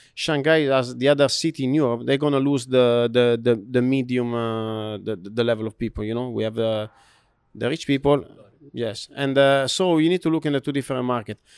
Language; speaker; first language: English; non-native, learner; Italian